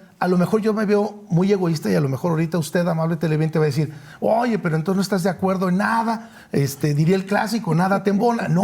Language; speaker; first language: Spanish; native; Spanish